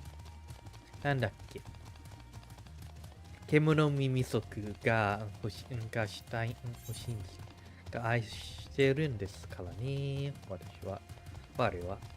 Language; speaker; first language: Japanese; non-native, fluent; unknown